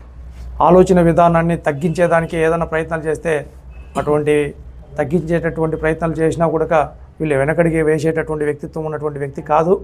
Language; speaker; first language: Telugu; native; Telugu